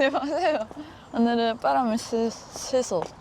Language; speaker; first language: Korean; non-native, fluent; Japanese